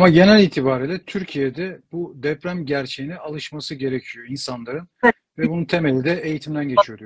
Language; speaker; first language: Turkish; native; Turkish